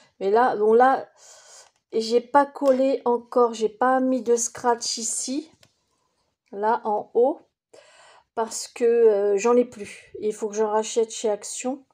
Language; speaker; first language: French; native; French